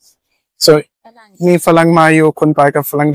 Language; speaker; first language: Thai; non-native, learner; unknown